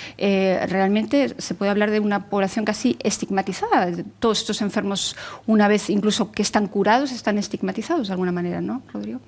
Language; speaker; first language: Spanish; native; Spanish